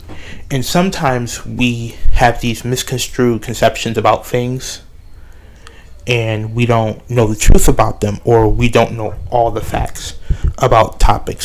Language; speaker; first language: English; native; English